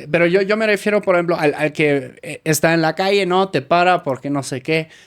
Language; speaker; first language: Spanish; non-native, fluent; German